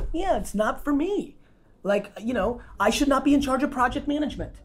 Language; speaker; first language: English; non-native, fluent; Russian